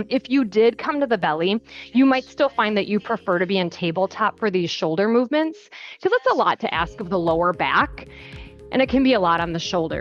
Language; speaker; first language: English; native; English